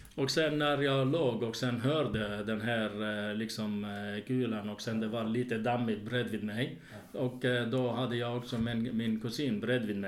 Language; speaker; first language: Swedish; non-native, fluent; Arabic